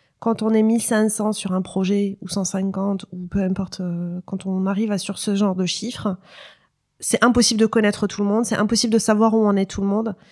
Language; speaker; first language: French; non-native, local second language; Arabic